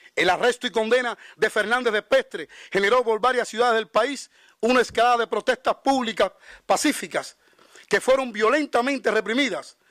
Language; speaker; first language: Spanish; native; Spanish